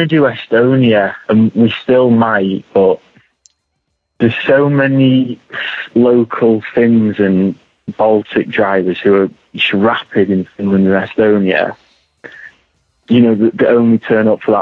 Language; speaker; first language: English; native; English